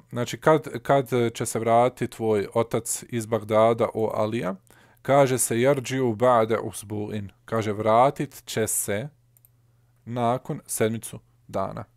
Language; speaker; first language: Bosnian; early bilingual, heritage; Bosnian